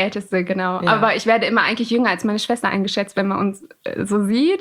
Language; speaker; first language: German; early bilingual, other home language; Persian